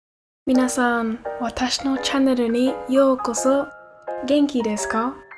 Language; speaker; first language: Japanese; non-native, learner; English